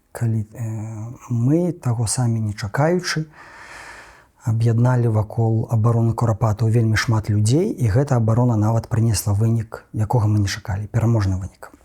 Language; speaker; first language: Belarusian; non-native, local second language; Russian